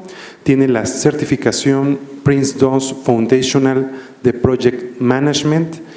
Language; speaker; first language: Spanish; native; Spanish